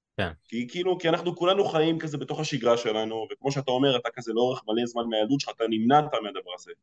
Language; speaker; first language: Hebrew; early bilingual, other home language; Russian